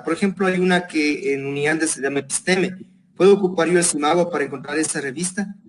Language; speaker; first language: Spanish; native; Spanish